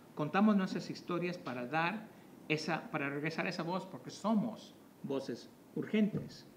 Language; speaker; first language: Spanish; native; Spanish